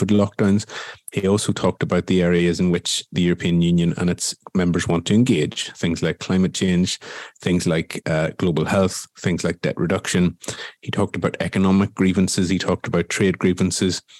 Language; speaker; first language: English; native; English